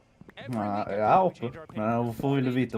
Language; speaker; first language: Norwegian; native; Norwegian